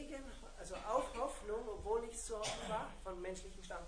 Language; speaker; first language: German; native; German